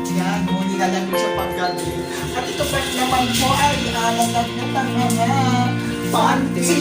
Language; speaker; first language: Filipino; non-native, local second language; Waray